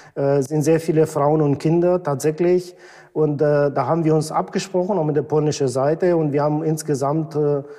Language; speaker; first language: German; non-native, fluent; Romanian